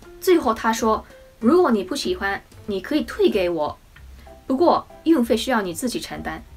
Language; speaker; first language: Chinese; non-native, fluent; Japanese